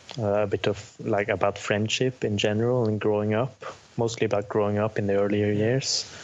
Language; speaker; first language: English; non-native, fluent; Norwegian